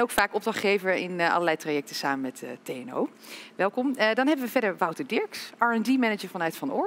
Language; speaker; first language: Dutch; native; Dutch